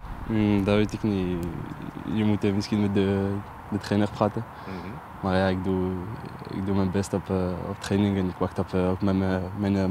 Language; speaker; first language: Dutch; non-native, local second language; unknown